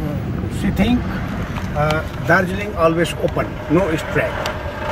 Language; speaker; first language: English; non-native, local second language; Nepali